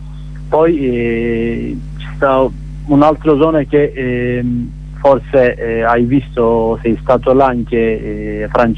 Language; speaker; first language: Italian; non-native, learner; Kurdish